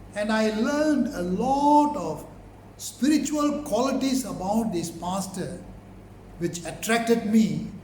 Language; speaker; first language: English; non-native, local second language; Tamil